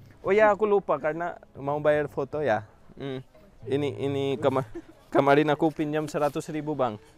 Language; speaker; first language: Indonesian; non-native, fluent; Urdu